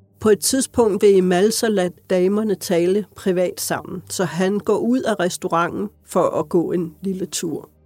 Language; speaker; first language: Danish; native; Danish